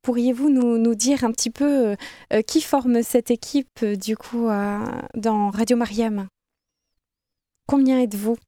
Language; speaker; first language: French; native; French